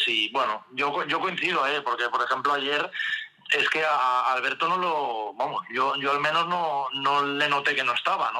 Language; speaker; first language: Spanish; native; Spanish